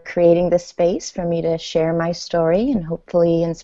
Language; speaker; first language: English; early bilingual, other home language; Persian